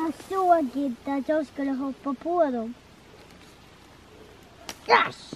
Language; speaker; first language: Swedish; early bilingual, other home language; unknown